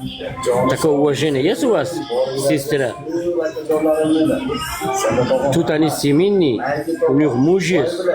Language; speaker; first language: Russian; non-native, local second language; Uzbek